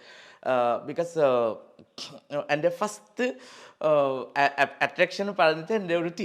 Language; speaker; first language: Malayalam; non-native, local second language; Assamese